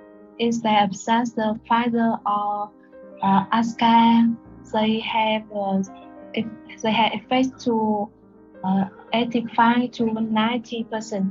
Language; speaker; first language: English; non-native, learner; Vietnamese